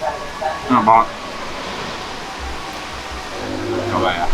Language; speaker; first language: Indonesian; non-native, fluent; English